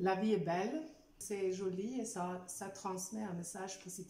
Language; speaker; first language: French; non-native, fluent; Albanian